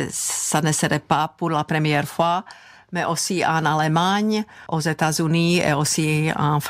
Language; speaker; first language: French; non-native, fluent; Czech